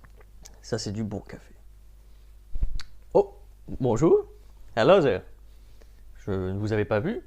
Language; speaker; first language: French; native; French